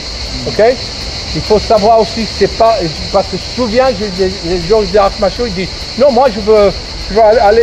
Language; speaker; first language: French; non-native, fluent; English